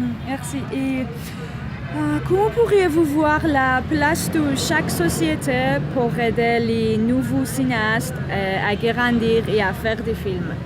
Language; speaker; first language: French; non-native, learner; Persian